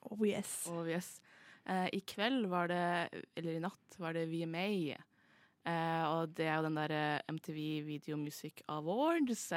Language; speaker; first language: Norwegian; native; Norwegian